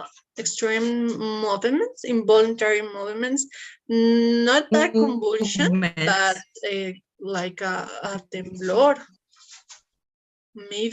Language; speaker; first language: English; non-native, learner; Spanish